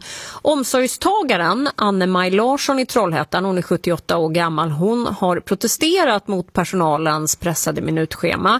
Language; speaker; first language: Swedish; native; Swedish